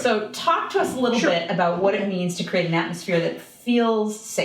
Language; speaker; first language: English; native; English